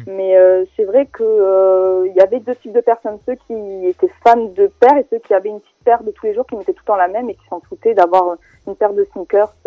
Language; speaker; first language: French; native; French